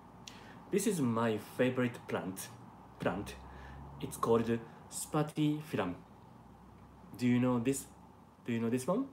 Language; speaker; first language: English; non-native, learner; Japanese